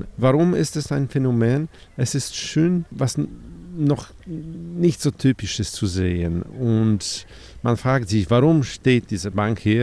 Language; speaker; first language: German; non-native, fluent; Polish